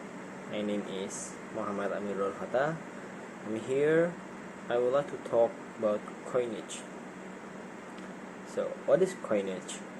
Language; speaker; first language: English; non-native, learner; Indonesian